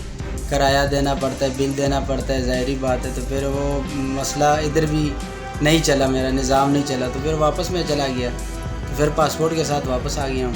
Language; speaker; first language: Hindi; non-native, local second language; Pashto